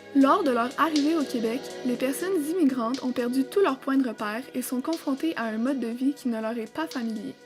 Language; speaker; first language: French; native; French